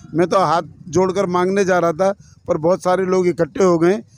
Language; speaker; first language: Hindi; native; Hindi